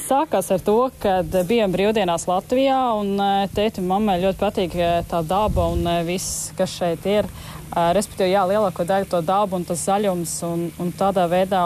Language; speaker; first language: Latvian; early bilingual, heritage; Latvian